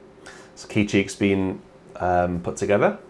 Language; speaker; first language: English; native; English